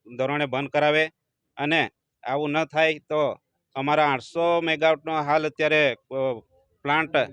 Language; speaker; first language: Gujarati; non-native, local second language; Gamit